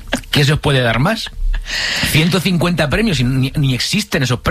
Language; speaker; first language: Spanish; native; Spanish